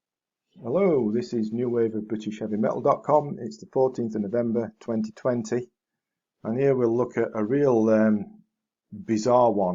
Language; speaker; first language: English; native; English